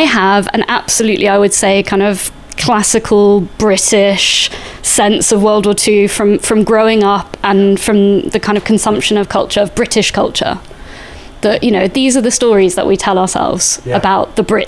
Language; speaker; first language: English; native; English